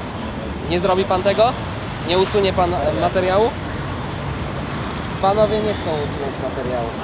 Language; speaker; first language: Polish; native; Polish